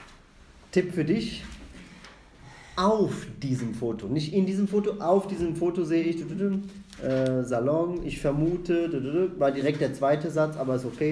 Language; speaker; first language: German; non-native, fluent; Arabic